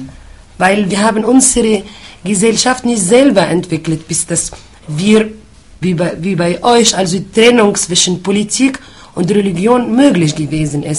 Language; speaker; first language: German; non-native, fluent; Arabic